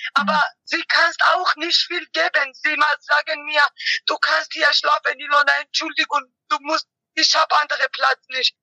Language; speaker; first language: German; non-native, learner; Georgian